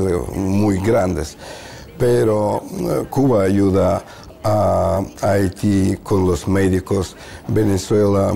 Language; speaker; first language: Spanish; non-native, fluent; Russian